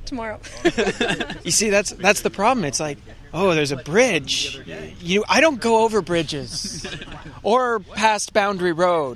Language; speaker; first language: English; native; English